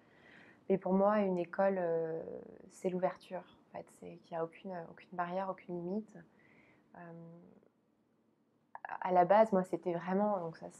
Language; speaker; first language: French; native; French